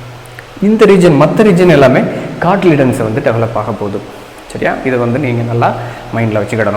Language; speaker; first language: Tamil; native; Tamil